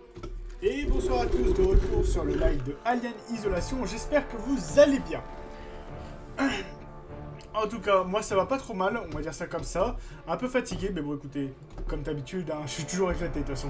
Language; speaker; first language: French; native; French